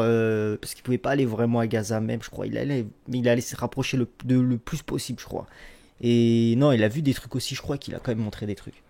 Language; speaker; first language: French; native; French